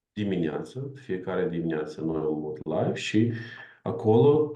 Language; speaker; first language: Romanian; non-native, learner; Ukrainian